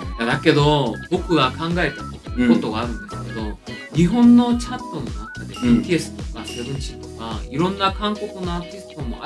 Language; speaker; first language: Japanese; non-native, fluent; Korean